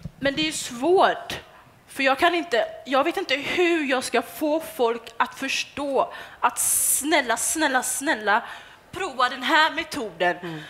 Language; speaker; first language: Swedish; early bilingual, other home language; Tigrinya